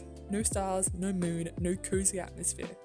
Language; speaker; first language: English; native; English